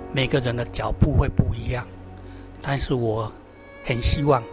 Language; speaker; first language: Chinese; native; Chinese